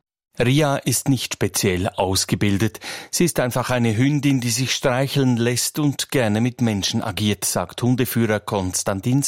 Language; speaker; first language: German; native; German